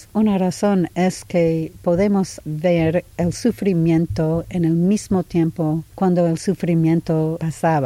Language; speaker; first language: Spanish; non-native, fluent; English